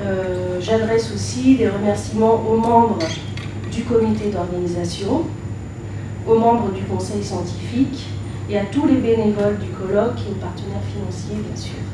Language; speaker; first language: French; native; French